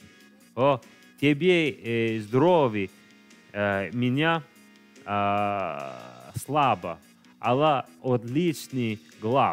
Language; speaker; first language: Russian; non-native, learner; English